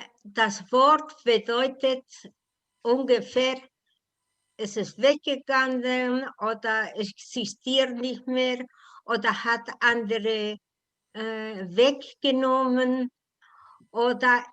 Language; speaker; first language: German; non-native, learner; Spanish